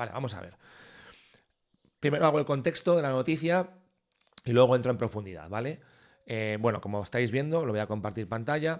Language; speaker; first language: Spanish; native; Spanish